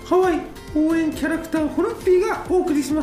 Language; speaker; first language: Japanese; native; Japanese